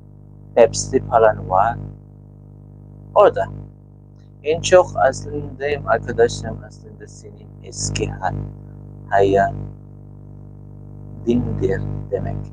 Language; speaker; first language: Turkish; non-native, learner; Filipino